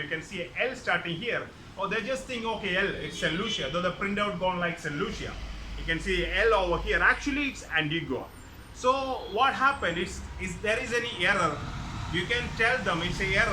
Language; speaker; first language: English; non-native, local second language; Malayalam